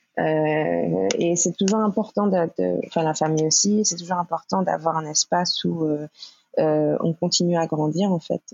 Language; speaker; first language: French; native; French